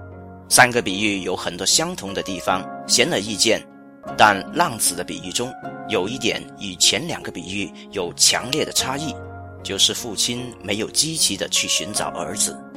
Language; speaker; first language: Chinese; native; Chinese